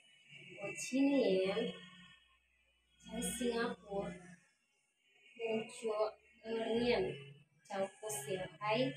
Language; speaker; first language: Chinese; non-native, learner; Indonesian